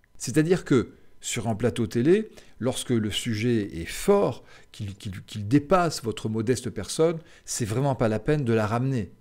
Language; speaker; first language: French; native; French